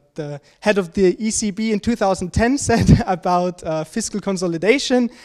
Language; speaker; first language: English; non-native, fluent; German